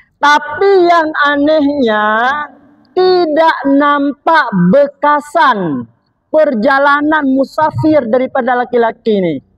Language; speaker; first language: Malay; non-native, local second language; Achinese